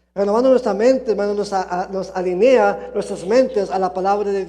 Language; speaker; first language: Spanish; early bilingual, heritage; Spanish